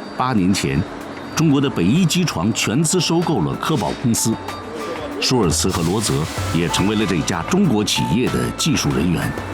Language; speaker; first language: Chinese; native; Chinese